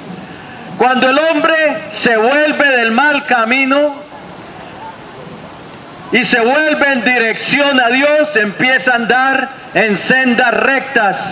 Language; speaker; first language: Spanish; native; Spanish